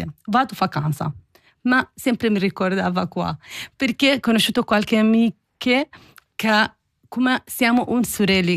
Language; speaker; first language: Italian; non-native, learner; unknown